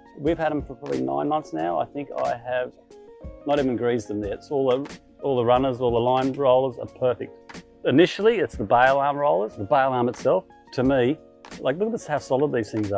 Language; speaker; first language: English; native; English